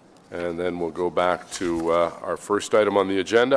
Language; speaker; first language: English; native; English